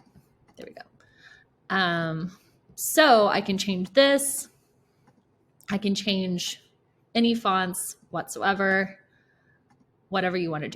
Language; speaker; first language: English; native; English